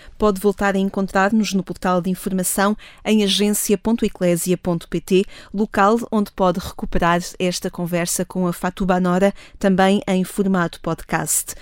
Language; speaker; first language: Portuguese; native; Portuguese